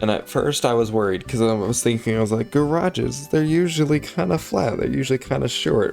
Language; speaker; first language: English; native; English